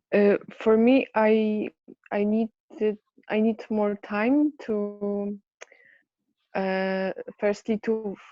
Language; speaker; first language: English; non-native, learner; Polish